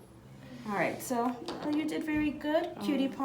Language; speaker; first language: English; native; English